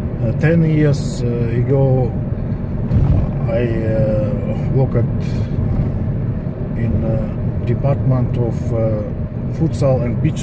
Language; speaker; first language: English; non-native, learner; Kazakh